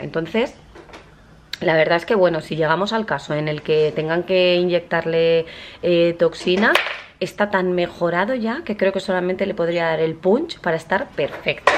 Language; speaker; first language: Spanish; native; Spanish